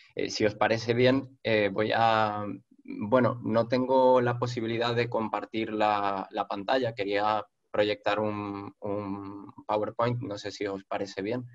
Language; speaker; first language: Spanish; native; Spanish